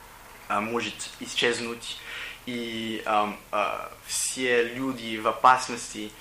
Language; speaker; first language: Russian; non-native, learner; English